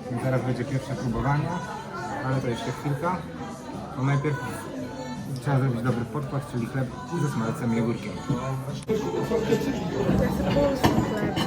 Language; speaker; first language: Polish; native; Polish